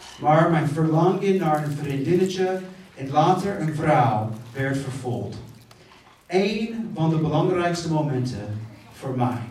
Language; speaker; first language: Dutch; non-native, fluent; English